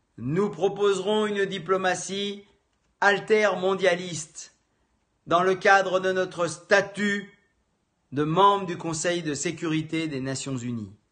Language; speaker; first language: French; native; French